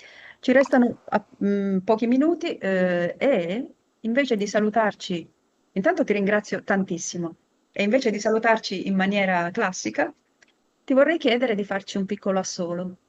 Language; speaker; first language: Italian; native; Italian